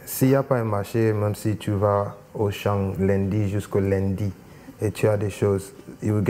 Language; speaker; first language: French; non-native, local second language; English